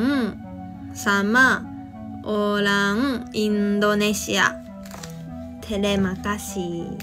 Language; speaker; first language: Indonesian; non-native, learner; Japanese